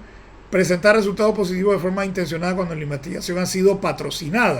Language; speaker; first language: Spanish; native; Spanish